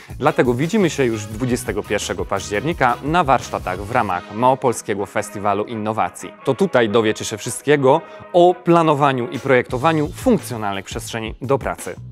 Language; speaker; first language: Polish; non-native, fluent; Hungarian